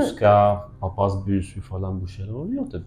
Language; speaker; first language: Turkish; non-native, fluent; French